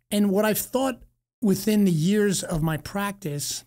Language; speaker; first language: English; native; English